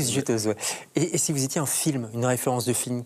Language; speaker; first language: French; native; French